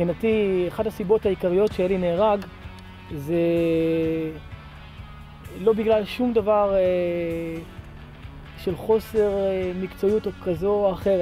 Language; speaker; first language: Hebrew; native; Hebrew